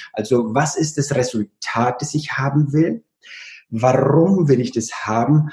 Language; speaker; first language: German; early bilingual, other home language; Italian